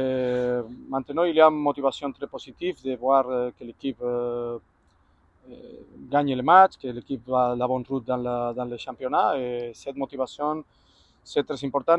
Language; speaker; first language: French; non-native, fluent; Spanish